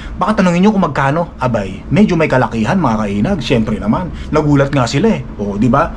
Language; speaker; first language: Filipino; native; Filipino